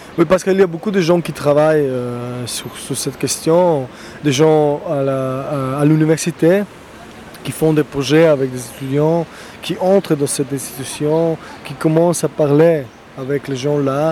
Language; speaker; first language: French; non-native, fluent; Slovenian